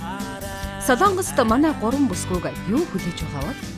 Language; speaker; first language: Mongolian; native; Mongolian